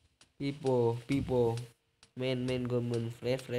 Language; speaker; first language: English; non-native, learner; Vietnamese